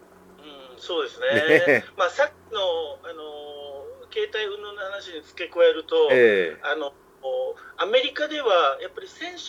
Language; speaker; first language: Japanese; native; Japanese